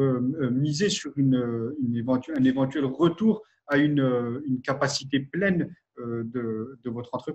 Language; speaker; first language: French; native; French